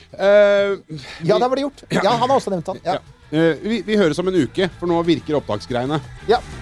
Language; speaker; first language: Norwegian; native; Norwegian